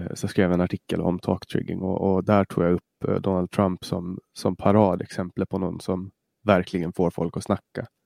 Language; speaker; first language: Swedish; native; Swedish